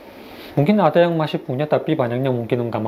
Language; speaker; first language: Indonesian; non-native, fluent; Korean